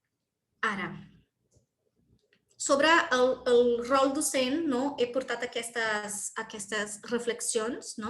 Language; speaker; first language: Catalan; non-native, fluent; Portuguese